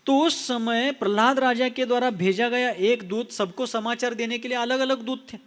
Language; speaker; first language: Hindi; non-native, local second language; Marathi